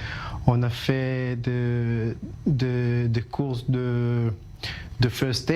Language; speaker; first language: French; non-native, learner; Hebrew